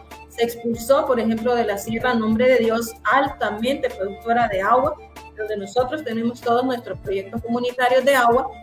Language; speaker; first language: Spanish; native; Spanish